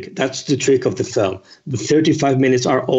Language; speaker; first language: English; non-native, fluent; Spanish